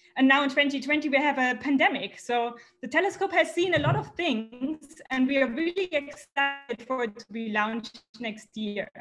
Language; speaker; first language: English; non-native, fluent; German